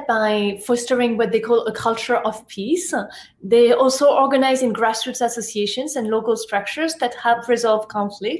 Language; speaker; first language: English; non-native, fluent; French